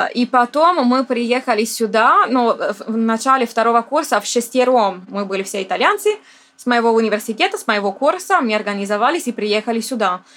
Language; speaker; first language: Russian; non-native, fluent; Italian